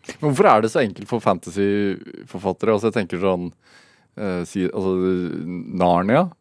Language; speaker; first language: Norwegian; native; Norwegian